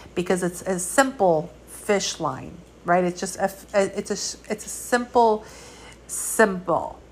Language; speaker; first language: English; early bilingual, other home language; Georgian